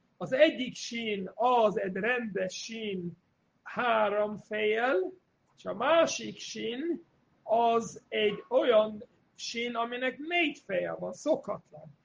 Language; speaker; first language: Hungarian; non-native, fluent; English